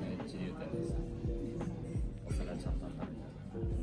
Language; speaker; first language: Japanese; native; Japanese